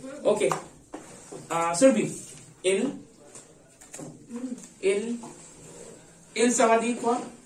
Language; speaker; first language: French; non-native, fluent; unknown